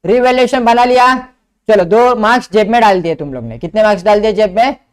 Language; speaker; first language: Hindi; non-native, local second language; Marathi